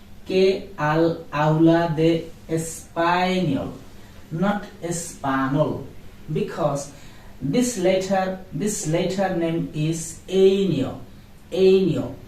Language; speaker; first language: Spanish; non-native, learner; Bangla